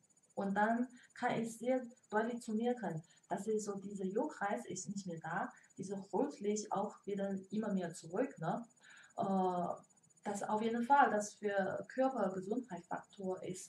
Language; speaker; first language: German; non-native, learner; Chinese